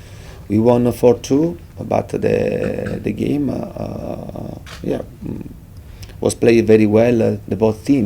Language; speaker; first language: English; non-native, fluent; Italian